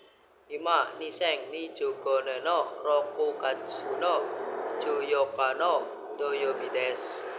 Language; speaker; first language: Japanese; non-native, learner; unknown